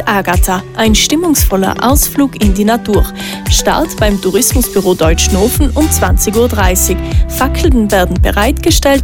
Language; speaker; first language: German; native; German